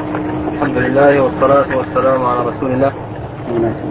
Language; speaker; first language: Arabic; native; Arabic